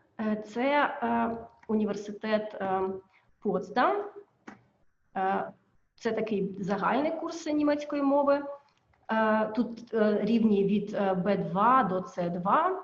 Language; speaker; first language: Ukrainian; native; Ukrainian